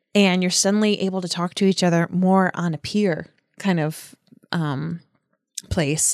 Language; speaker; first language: English; native; English